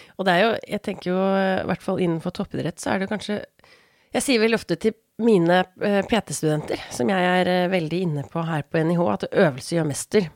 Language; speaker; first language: Norwegian; native; Norwegian